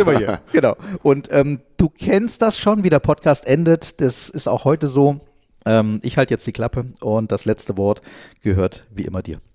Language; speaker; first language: German; native; German